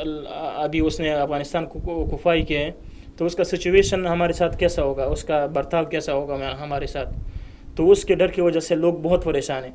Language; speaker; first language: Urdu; non-native, fluent; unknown